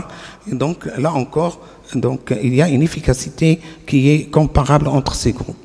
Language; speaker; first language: French; non-native, local second language; Arabic